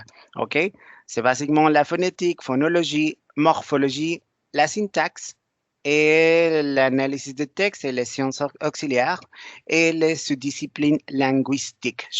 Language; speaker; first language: French; non-native, learner; Spanish